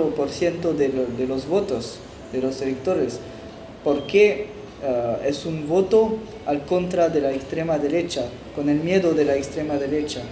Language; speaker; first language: Spanish; non-native, fluent; French